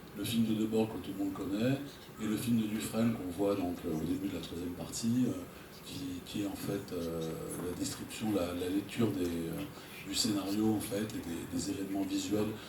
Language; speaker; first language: French; native; French